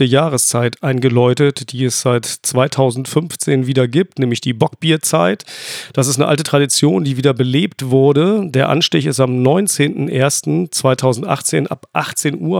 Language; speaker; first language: German; native; German